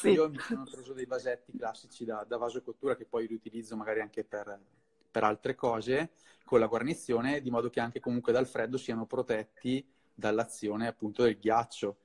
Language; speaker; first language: Italian; native; Italian